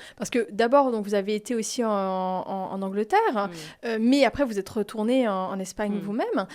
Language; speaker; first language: French; native; French